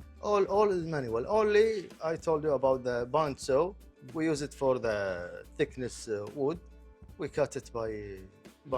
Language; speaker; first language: English; non-native, local second language; Arabic